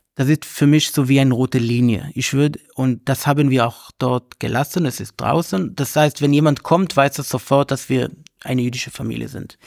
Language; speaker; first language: German; non-native, learner; Hebrew